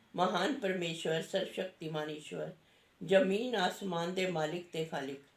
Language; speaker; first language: Hindi; non-native, local second language; Punjabi